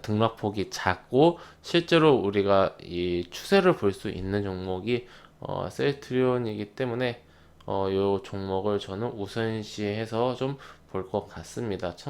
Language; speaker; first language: Korean; native; Korean